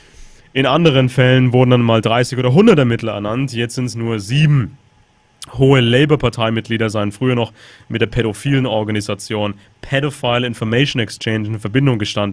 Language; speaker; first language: German; native; German